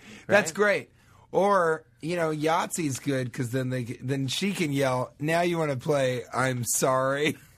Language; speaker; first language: English; native; English